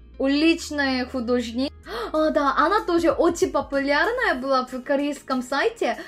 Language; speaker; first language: Russian; non-native, learner; Korean